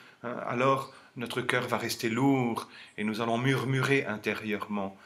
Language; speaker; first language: French; native; French